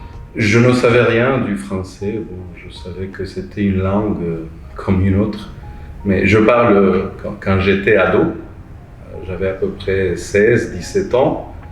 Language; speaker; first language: French; non-native, fluent; Spanish